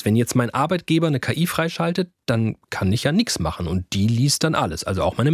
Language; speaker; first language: German; native; German